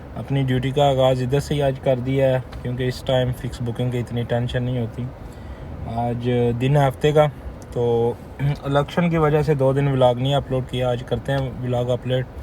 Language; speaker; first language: Urdu; non-native, local second language; Punjabi